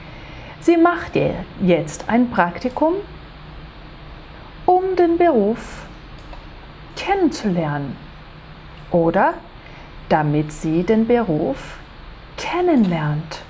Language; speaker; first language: German; non-native, fluent; Portuguese